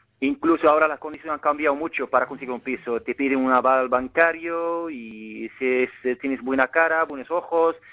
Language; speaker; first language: Spanish; non-native, fluent; Arabic